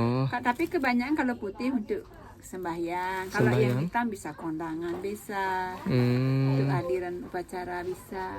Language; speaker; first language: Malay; non-native, local second language; Balinese